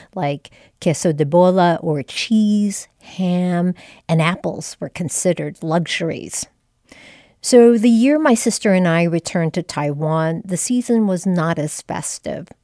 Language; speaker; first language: English; non-native, local second language; Filipino